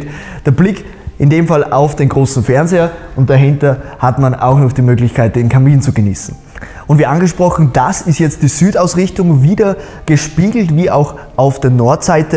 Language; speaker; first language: German; native; German